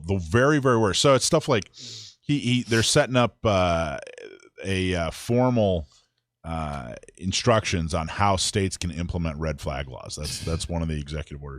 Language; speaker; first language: English; native; English